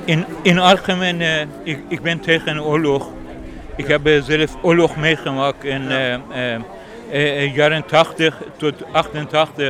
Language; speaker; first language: Dutch; non-native, learner; Persian